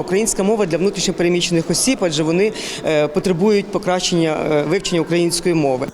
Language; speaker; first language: Ukrainian; native; Ukrainian